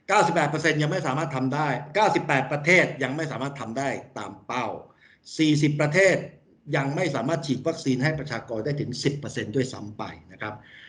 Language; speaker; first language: Thai; native; Thai